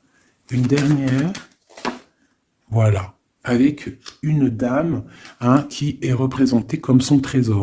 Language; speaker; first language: French; native; French